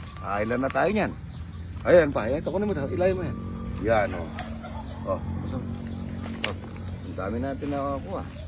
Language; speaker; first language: Filipino; non-native, local second language; Pampanga